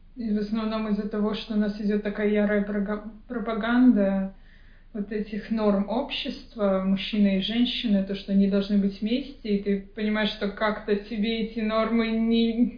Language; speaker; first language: Russian; native; Russian